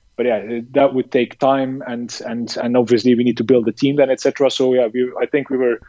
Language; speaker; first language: English; non-native, fluent; Dutch